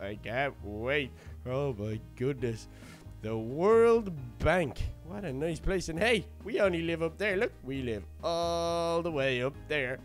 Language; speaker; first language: English; native; English